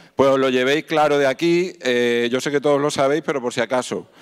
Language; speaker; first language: Spanish; native; Spanish